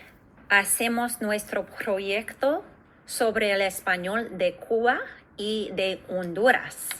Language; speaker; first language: Spanish; non-native, fluent; English